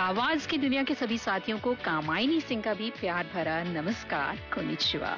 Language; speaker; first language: Hindi; native; Hindi